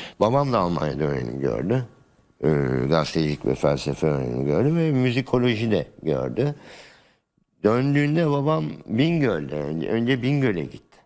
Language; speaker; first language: Turkish; native; Turkish